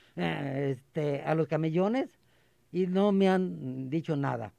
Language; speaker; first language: Spanish; native; Spanish